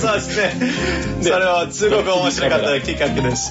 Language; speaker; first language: Japanese; non-native, fluent; English